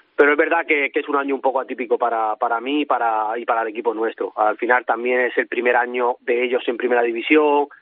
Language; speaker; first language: Spanish; native; Spanish